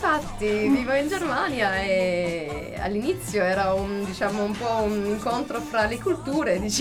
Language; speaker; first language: Italian; non-native, fluent; German